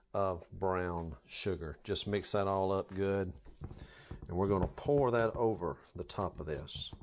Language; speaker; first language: English; native; English